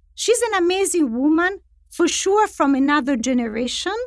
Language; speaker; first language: English; non-native, fluent; Italian